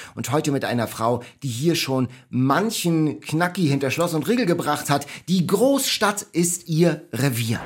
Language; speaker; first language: German; native; German